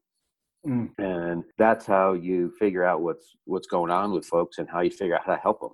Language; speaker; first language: English; native; English